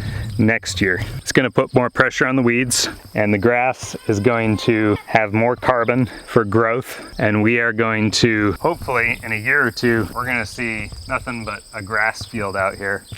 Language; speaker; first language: English; native; English